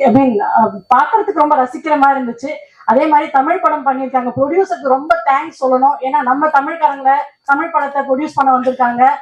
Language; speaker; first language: Tamil; non-native, local second language; Telugu